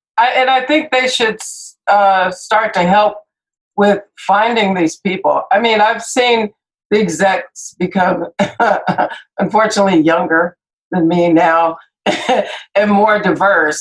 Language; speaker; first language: English; native; English